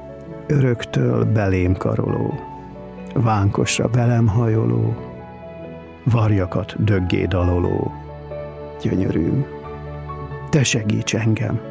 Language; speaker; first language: Hungarian; native; Hungarian